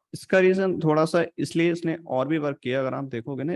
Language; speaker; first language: Hindi; native; Hindi